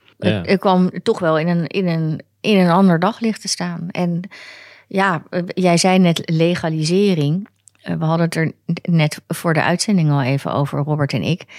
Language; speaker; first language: Dutch; native; Dutch